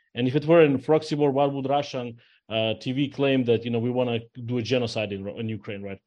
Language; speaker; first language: English; non-native, fluent; Ukrainian